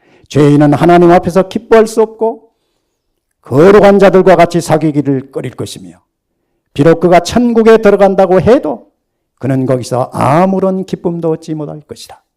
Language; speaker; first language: Korean; native; Korean